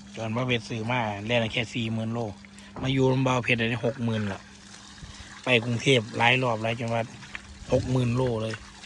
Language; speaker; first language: Thai; native; Thai